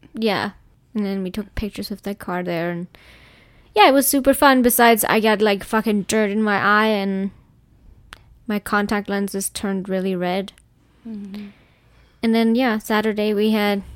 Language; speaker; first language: English; non-native, fluent; German